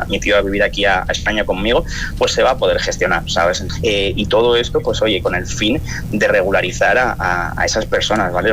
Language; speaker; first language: Spanish; native; Spanish